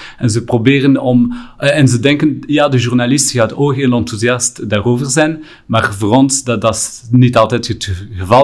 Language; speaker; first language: Dutch; non-native, local second language; French